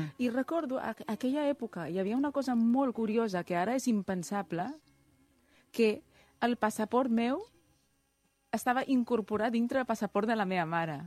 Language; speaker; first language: Catalan; early bilingual, other home language; Chinese